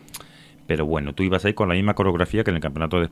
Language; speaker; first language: Spanish; native; Spanish